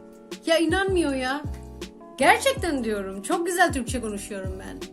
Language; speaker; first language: Turkish; non-native, fluent; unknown